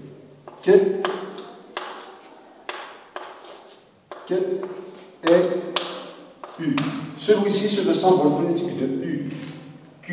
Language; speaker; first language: French; non-native, local second language; Arabic